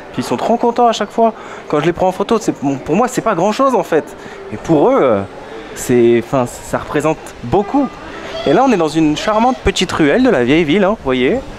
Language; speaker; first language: French; native; French